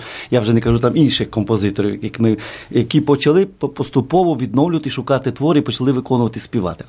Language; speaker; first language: Ukrainian; native; Ukrainian